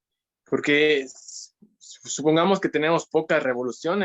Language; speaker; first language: Spanish; native; Spanish